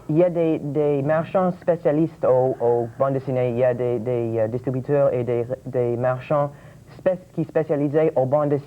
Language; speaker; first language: French; non-native, local second language; English